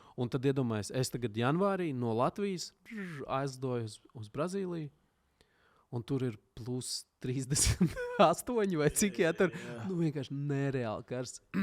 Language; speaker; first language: Latvian; native; Latvian